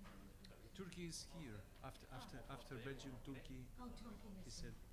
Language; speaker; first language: English; non-native, fluent; Spanish